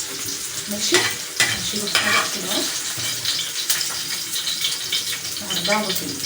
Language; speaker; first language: Arabic; native; Arabic